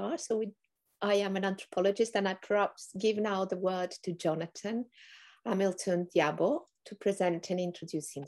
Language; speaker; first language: English; non-native, fluent; Italian